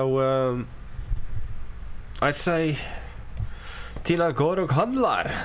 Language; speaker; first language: Swedish; non-native, learner; English